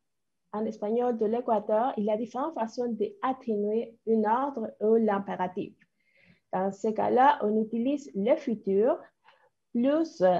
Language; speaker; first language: French; non-native, fluent; Spanish